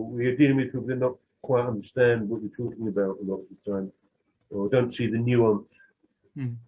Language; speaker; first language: English; native; English